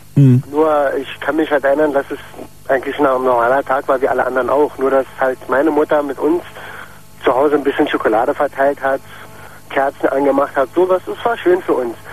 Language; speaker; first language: German; early bilingual, other home language; Arabic